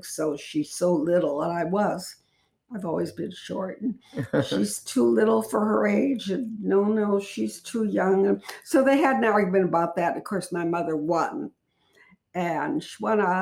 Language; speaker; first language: English; native; English